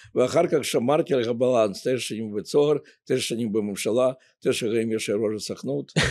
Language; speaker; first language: Hebrew; non-native, fluent; Ukrainian